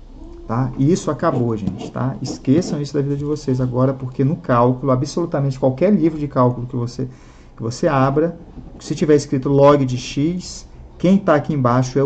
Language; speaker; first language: Portuguese; native; Portuguese